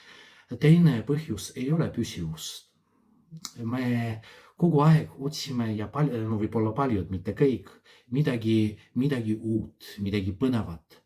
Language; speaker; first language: Estonian; non-native, fluent; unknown